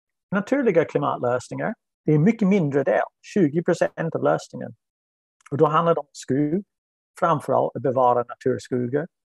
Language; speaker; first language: Swedish; non-native, fluent; English